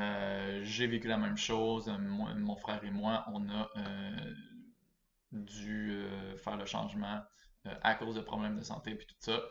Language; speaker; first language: French; native; French